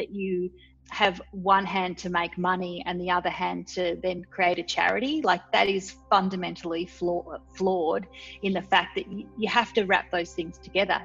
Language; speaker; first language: English; native; English